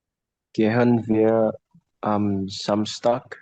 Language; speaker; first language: German; non-native, learner; Indonesian